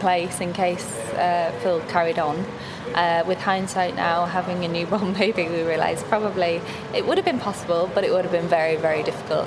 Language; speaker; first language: English; native; English